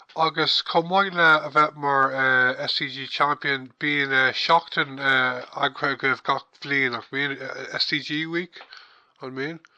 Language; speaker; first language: Irish; non-native, local second language; English